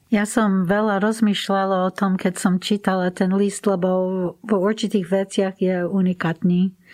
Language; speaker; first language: Slovak; non-native, fluent; English